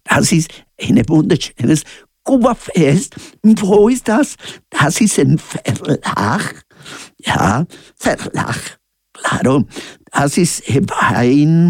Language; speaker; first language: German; non-native, learner; Spanish